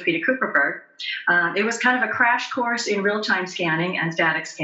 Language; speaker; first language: English; native; English